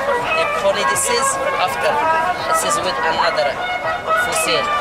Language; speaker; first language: English; non-native, learner; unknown